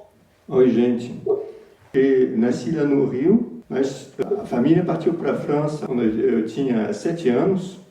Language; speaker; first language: Portuguese; early bilingual, heritage; Portuguese